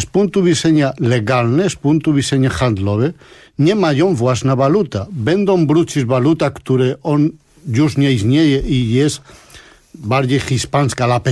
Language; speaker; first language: Polish; non-native, fluent; Spanish